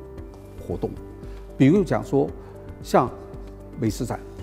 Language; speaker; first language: Chinese; native; Chinese